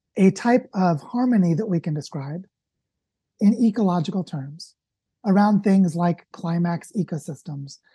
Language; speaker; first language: English; native; English